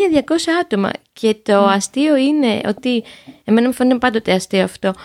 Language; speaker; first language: Greek; native; Greek